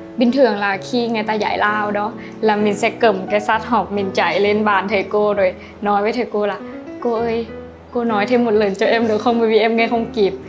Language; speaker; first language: Vietnamese; non-native, learner; Lao